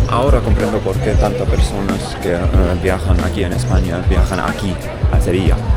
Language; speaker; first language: Spanish; non-native, learner; English